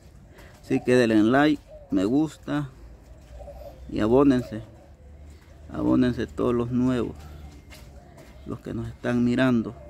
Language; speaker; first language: Spanish; native; Spanish